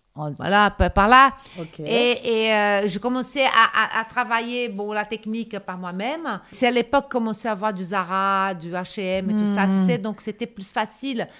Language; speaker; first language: French; non-native, fluent; Portuguese